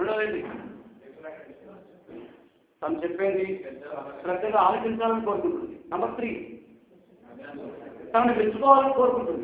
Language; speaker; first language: Telugu; native; Telugu